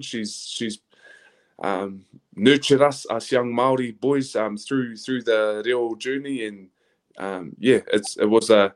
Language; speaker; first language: English; native; English